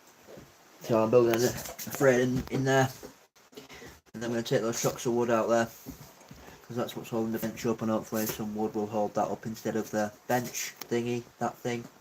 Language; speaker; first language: English; native; English